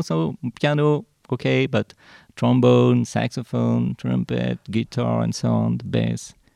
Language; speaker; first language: English; non-native, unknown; French